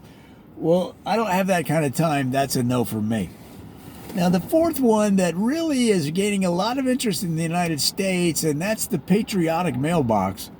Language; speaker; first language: English; native; English